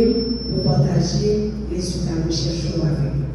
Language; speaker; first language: French; non-native, local second language; Haitian Creole